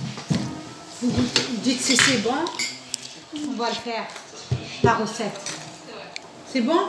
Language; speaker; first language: French; non-native, fluent; Arabic